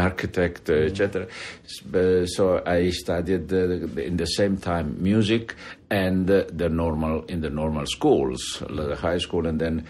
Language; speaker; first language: English; non-native, fluent; Italian